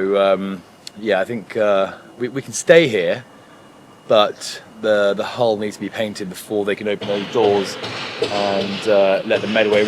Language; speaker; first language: English; native; English